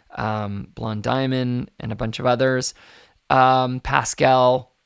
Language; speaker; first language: English; native; English